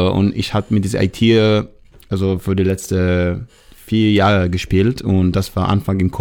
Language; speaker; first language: German; non-native, learner; Hebrew